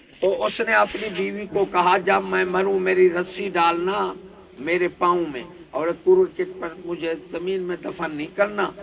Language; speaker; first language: Urdu; non-native, local second language; Punjabi